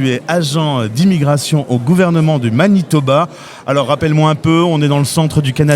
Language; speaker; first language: French; native; French